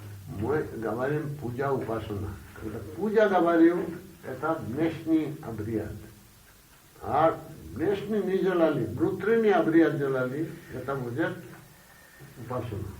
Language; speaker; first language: Russian; non-native, learner; Bangla